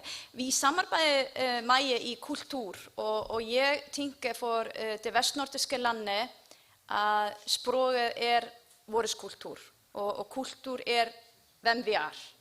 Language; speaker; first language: Danish; non-native, learner; Icelandic